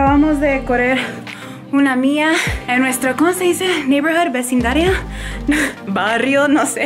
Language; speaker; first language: Spanish; early bilingual, heritage; Spanish